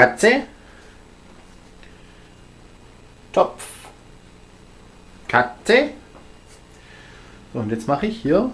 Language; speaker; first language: German; native; German